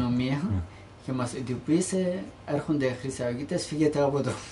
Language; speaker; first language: Greek; non-native, learner; Turkish